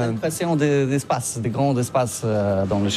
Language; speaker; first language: French; non-native, learner; Polish